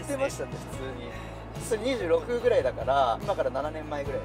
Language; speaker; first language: Japanese; native; Japanese